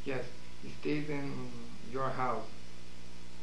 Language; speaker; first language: English; non-native, learner; Portuguese